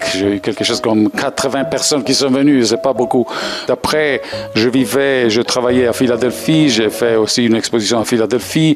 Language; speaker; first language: French; non-native, fluent; Italian